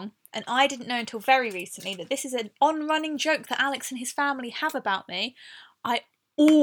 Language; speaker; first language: English; native; English